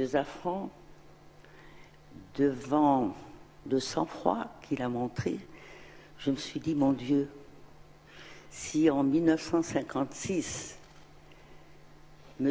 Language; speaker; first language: French; non-native, local second language; Arabic